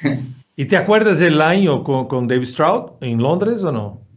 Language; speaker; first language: Spanish; non-native, fluent; Portuguese